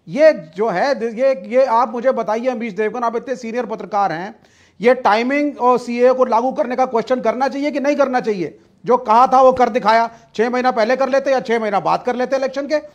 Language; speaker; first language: Hindi; native; Hindi